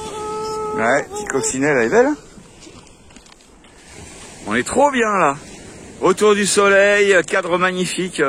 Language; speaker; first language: French; native; French